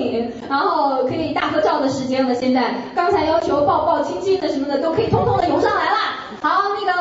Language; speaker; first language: Chinese; native; Chinese